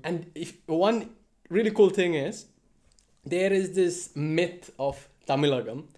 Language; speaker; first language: English; non-native, local second language; Malayalam